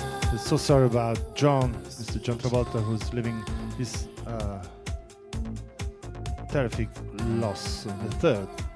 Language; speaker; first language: English; non-native, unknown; Italian